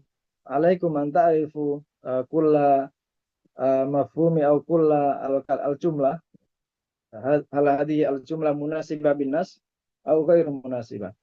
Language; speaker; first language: Arabic; non-native, fluent; Indonesian